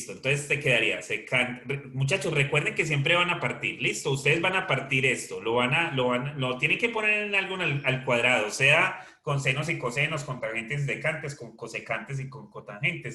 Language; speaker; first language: Spanish; native; Spanish